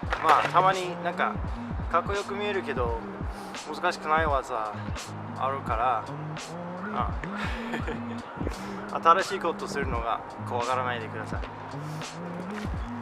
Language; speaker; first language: Japanese; non-native, fluent; English